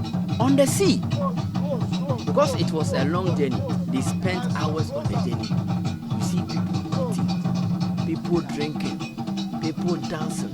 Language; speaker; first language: English; non-native, local second language; Akan